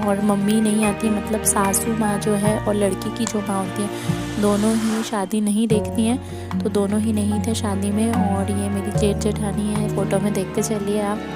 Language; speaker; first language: Hindi; non-native, local second language; Bangla